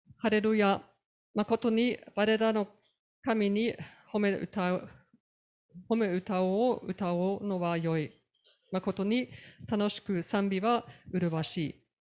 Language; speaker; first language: Japanese; native; Japanese